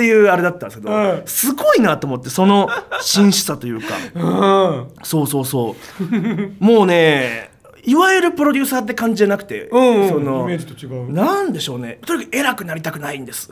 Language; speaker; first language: Japanese; native; Japanese